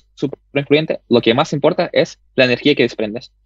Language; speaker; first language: Spanish; early bilingual, other home language; Russian